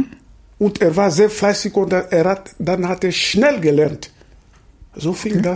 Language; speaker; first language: German; non-native, fluent; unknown